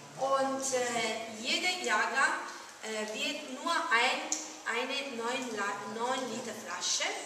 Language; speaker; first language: German; non-native, learner; Italian